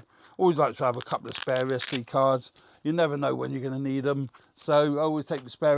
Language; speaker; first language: English; native; English